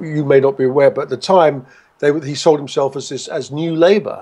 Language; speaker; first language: English; native; English